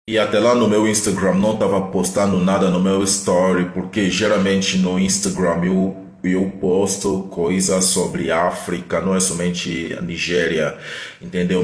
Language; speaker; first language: Portuguese; non-native, fluent; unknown